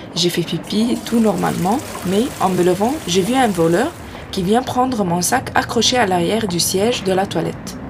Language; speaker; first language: French; non-native, fluent; Arabic